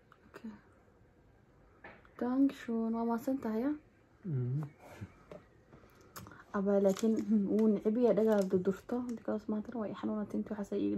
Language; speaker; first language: German; non-native, learner; Somali